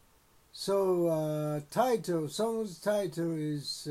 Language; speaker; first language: English; non-native, learner; Japanese